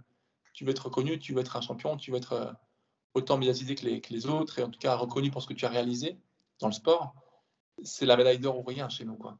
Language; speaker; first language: French; native; French